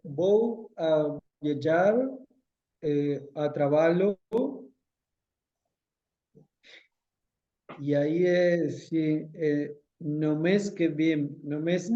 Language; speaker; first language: Portuguese; non-native, learner; Spanish